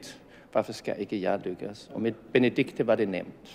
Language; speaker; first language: Danish; non-native, fluent; German